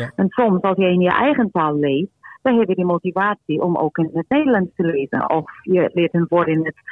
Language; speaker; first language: Dutch; non-native, fluent; Portuguese